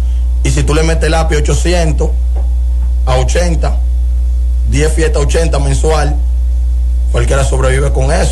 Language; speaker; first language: Spanish; native; Spanish